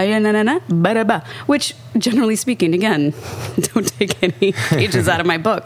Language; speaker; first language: English; native; English